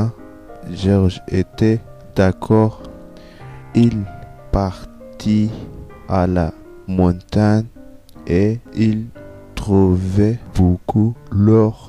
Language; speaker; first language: French; non-native, learner; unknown